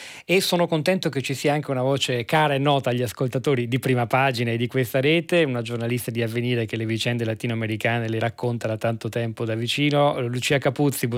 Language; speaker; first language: Italian; native; Italian